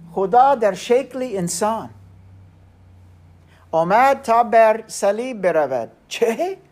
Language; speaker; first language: Persian; non-native, learner; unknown